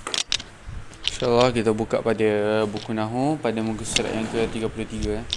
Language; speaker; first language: Malay; native; Malay